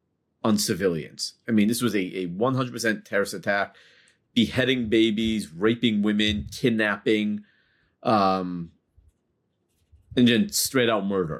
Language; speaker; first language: English; native; English